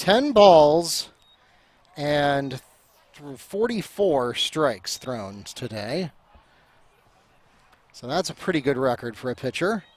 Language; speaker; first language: English; native; English